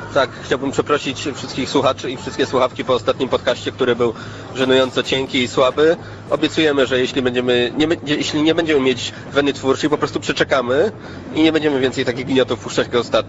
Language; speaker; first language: Polish; native; Polish